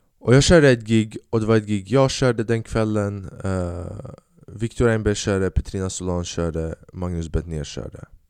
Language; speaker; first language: Swedish; early bilingual, other home language; Albanian